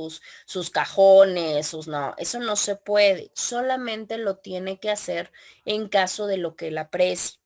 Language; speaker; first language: Spanish; native; Spanish